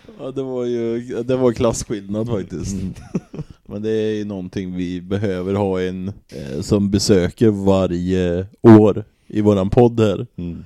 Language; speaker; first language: Swedish; native; Swedish